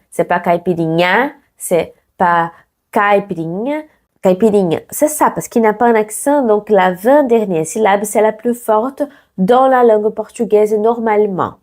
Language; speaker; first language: French; non-native, fluent; Portuguese